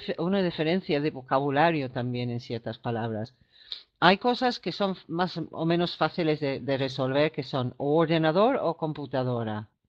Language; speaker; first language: Spanish; non-native, fluent; English